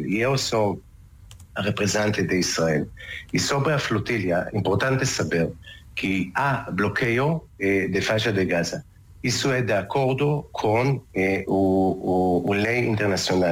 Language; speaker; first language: Portuguese; non-native, learner; Hebrew